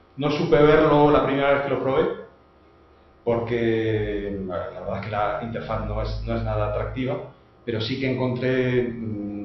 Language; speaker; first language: Spanish; non-native, fluent; French